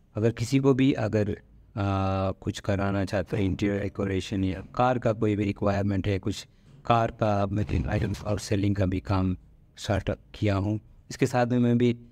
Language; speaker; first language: Hindi; non-native, local second language; Malayalam